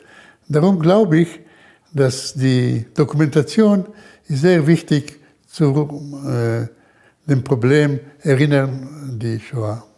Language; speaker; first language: German; early bilingual, heritage; German